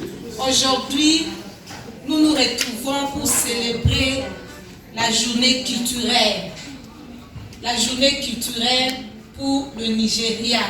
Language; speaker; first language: French; non-native, learner; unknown